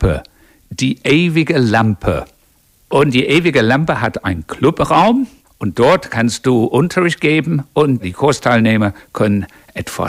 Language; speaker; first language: German; non-native, fluent; English